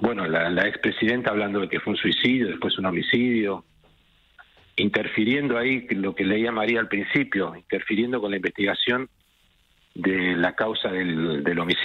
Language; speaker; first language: Spanish; native; Spanish